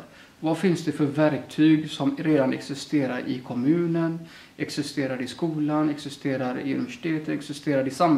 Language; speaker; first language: Swedish; early bilingual, other home language; Somali